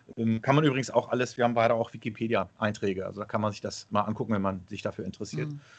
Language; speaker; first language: German; early bilingual, other home language; Arabic